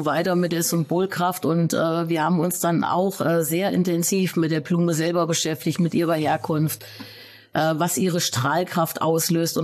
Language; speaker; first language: German; native; German